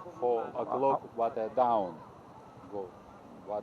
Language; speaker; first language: English; non-native, learner; Thai